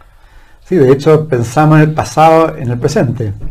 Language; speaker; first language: Spanish; native; Spanish